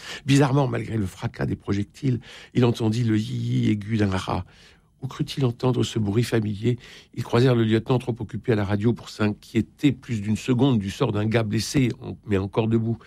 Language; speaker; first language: French; native; French